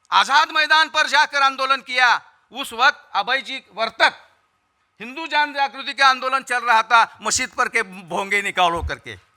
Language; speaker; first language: Hindi; non-native, local second language; Marathi